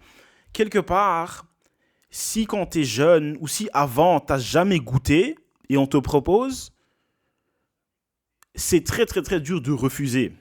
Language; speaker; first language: French; native; French